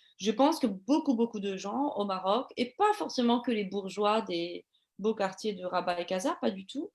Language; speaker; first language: French; native; French